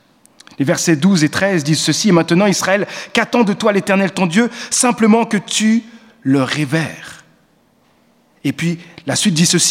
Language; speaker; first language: French; native; French